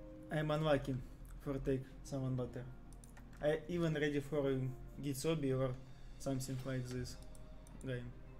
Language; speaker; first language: English; non-native, learner; Russian